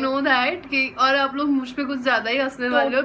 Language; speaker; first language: Hindi; non-native, local second language; Gujarati